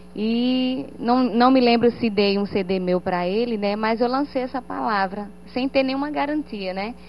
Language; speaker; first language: Portuguese; native; Portuguese